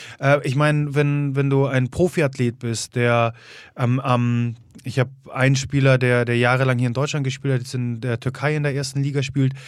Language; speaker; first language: German; early bilingual, other home language; Polish